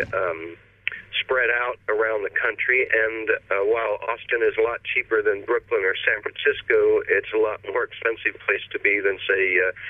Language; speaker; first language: English; native; English